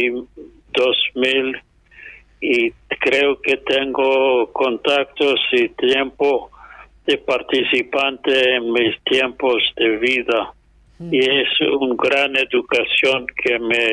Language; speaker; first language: Spanish; non-native, fluent; English